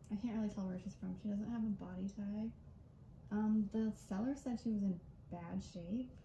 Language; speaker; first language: English; native; English